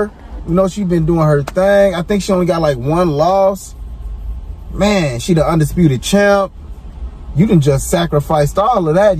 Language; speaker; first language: English; native; English